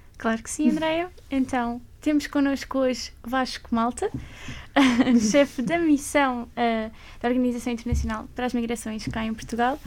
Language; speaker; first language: Portuguese; native; Portuguese